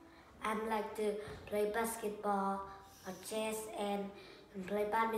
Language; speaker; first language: English; non-native, learner; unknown